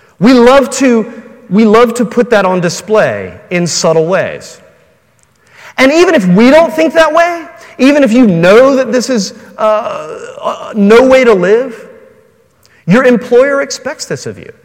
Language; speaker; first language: English; native; English